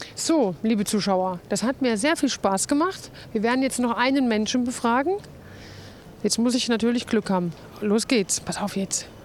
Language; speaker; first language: German; native; German